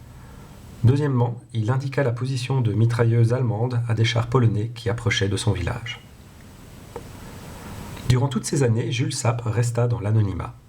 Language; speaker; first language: French; non-native, local second language; Dutch